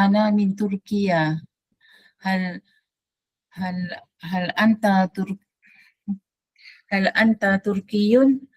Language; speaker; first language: Arabic; non-native, learner; Malay